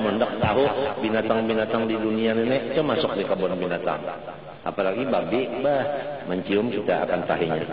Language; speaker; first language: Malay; non-native, local second language; Banjar